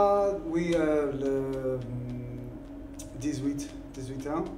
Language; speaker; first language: French; non-native, learner; English